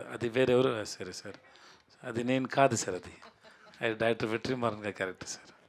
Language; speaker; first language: Telugu; non-native, learner; Tamil